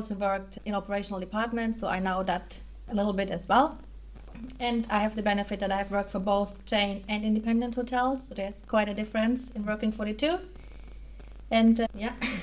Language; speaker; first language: English; non-native, fluent; German